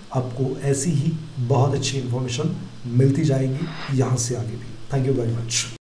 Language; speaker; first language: Hindi; non-native, local second language; Marathi